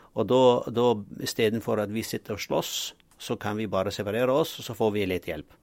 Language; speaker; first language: Norwegian; non-native, fluent; Arabic